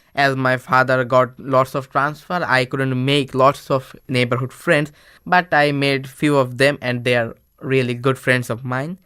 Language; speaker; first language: English; non-native, local second language; Bangla